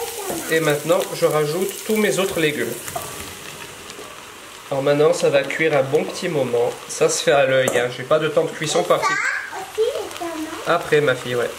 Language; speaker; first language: French; native; French